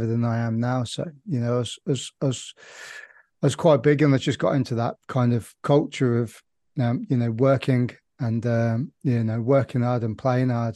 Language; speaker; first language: English; native; English